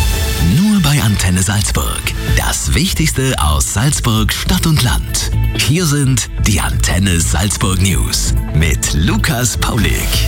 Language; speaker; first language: German; native; German